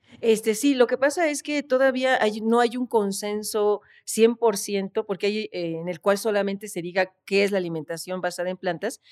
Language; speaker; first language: Spanish; native; Spanish